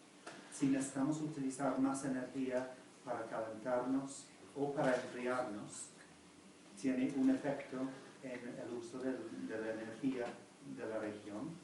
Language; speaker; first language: Spanish; non-native, fluent; English